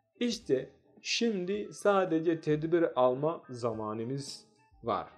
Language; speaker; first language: Turkish; non-native, fluent; Swahili